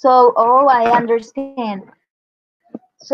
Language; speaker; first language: English; non-native, fluent; Spanish